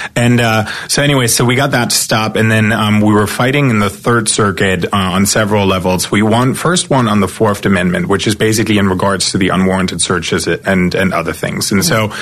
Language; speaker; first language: English; non-native, fluent; German